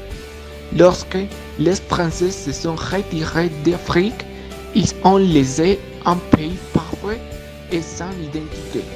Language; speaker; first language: French; non-native, learner; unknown